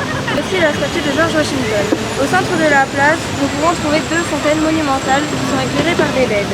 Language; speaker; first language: French; native; French